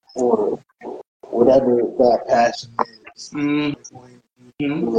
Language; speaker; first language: English; native; English